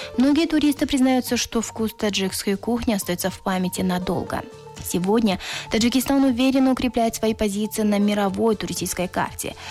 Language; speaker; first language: Russian; non-native, local second language; Tajik